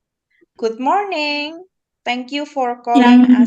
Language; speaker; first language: English; non-native, fluent; Indonesian